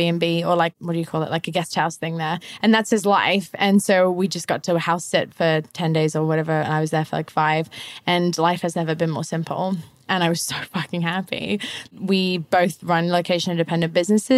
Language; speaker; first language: English; native; English